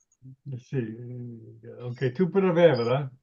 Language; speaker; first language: Spanish; non-native, learner; English